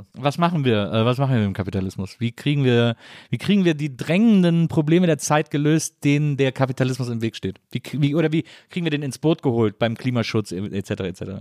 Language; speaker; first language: German; native; German